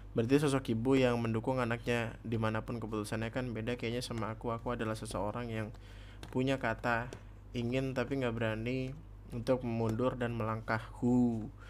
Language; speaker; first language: Indonesian; native; Indonesian